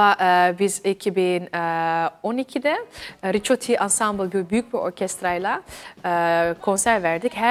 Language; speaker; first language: Turkish; early bilingual, heritage; Dutch